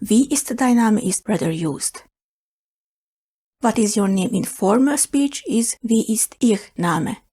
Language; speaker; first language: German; non-native, fluent; Hungarian